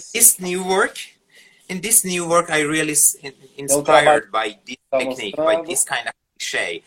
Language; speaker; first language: English; non-native, fluent; Persian